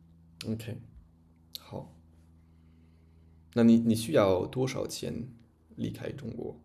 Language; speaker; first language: Chinese; non-native, learner; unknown